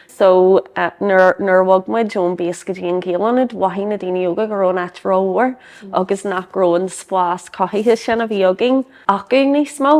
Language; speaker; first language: Irish; non-native, local second language; English